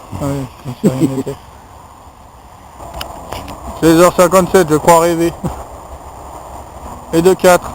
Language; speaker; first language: French; native; French